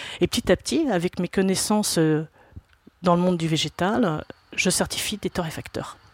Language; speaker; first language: French; native; French